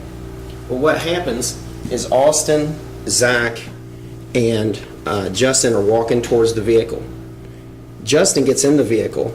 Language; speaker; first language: English; native; English